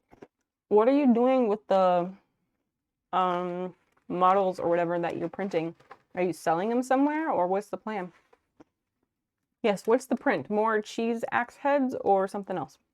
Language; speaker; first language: English; native; English